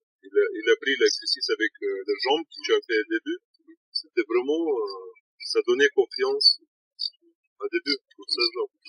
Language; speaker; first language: French; non-native, learner; Russian